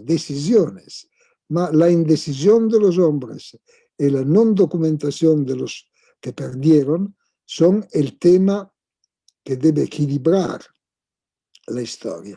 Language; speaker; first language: Spanish; non-native, fluent; Italian